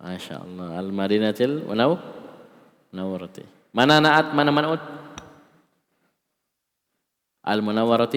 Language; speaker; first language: Arabic; non-native, fluent; Indonesian